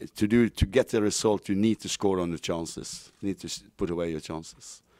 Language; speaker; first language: English; non-native, fluent; Norwegian